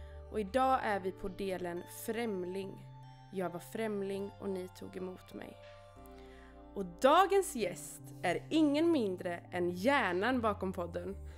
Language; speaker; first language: Swedish; native; Swedish